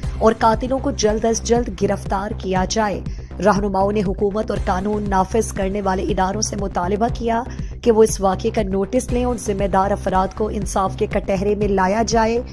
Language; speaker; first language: Urdu; non-native, local second language; Baluchi